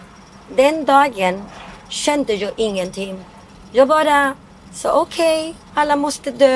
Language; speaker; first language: Swedish; non-native, fluent; Spanish